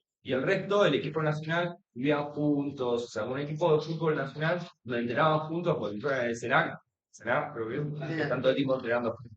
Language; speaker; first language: Spanish; native; Spanish